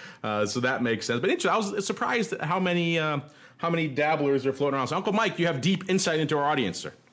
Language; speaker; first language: English; native; English